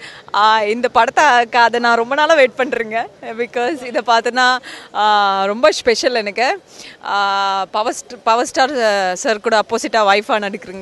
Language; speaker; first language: Tamil; non-native, fluent; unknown